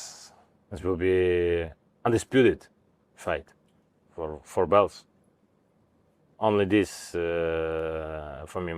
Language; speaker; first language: English; non-native, learner; Ukrainian